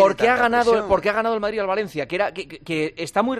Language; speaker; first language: Spanish; native; Spanish